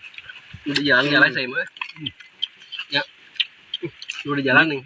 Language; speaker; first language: Indonesian; non-native, local second language; Sundanese